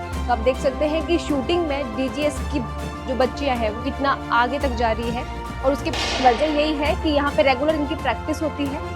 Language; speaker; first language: Hindi; native; Hindi